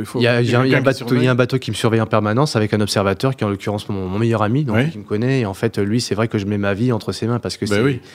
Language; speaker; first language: French; native; French